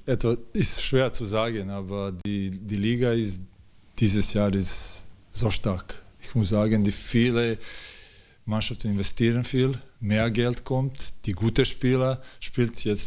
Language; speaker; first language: German; non-native, learner; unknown